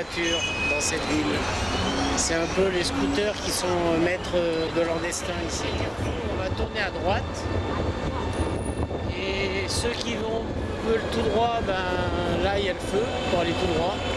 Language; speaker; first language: French; native; French